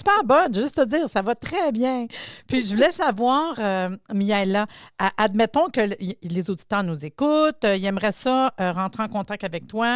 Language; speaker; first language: French; native; French